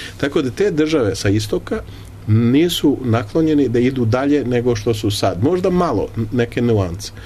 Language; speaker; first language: Serbian; early bilingual, heritage; Serbian